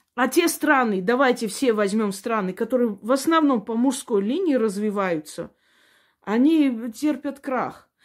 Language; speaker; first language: Russian; non-native, local second language; Armenian